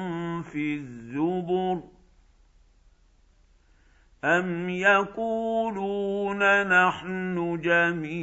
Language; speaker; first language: Arabic; native; Arabic